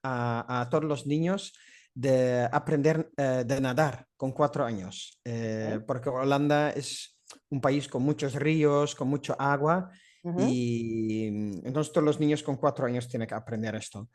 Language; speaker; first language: Spanish; non-native, fluent; Dutch